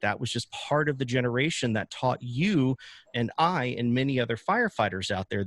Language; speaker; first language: English; native; English